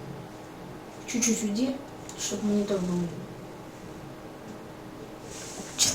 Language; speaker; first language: Russian; native; Russian